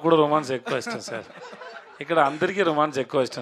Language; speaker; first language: Telugu; non-native, learner; Tamil